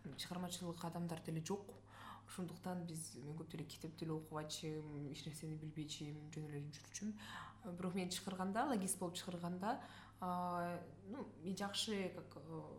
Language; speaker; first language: Kyrgyz; non-native, local second language; Russian